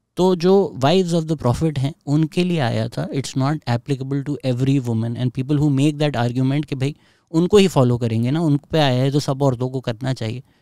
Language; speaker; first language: Urdu; native; Urdu